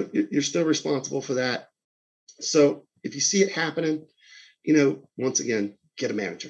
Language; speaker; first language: English; native; English